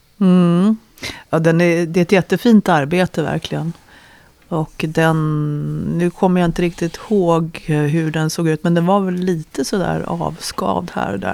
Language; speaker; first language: Swedish; native; Swedish